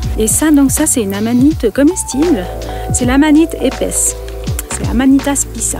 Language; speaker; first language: French; native; French